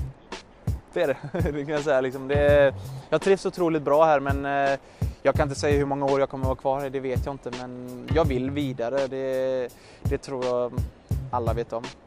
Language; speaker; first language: Swedish; native; Swedish